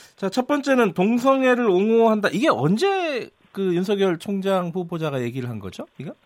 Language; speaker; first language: Korean; native; Korean